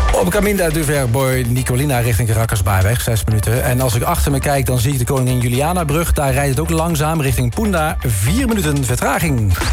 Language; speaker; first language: Dutch; non-native, local second language; Papiamento